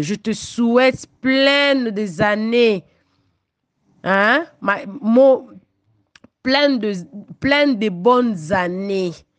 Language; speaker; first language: French; non-native, local second language; Lingala